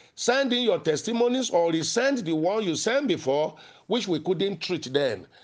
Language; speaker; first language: English; non-native, local second language; Yoruba